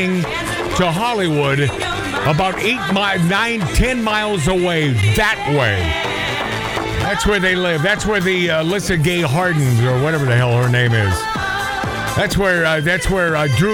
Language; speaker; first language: English; native; English